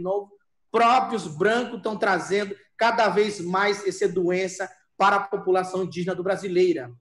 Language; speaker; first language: Portuguese; non-native, local second language; Yanomámi